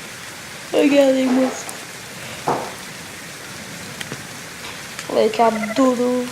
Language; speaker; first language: French; native; French